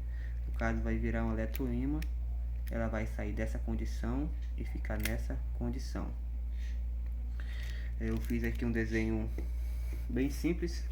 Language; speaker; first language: Portuguese; native; Portuguese